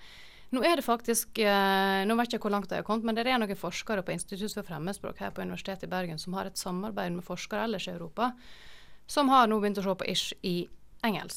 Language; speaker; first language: Norwegian; native; Norwegian